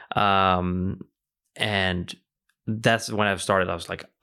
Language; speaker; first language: English; early bilingual, other home language; Norwegian